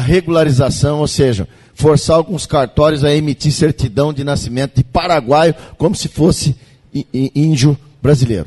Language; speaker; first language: Portuguese; native; Portuguese